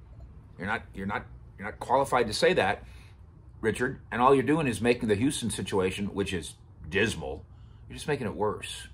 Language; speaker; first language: English; native; English